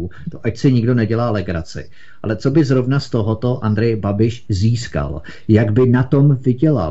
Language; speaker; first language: Czech; native; Czech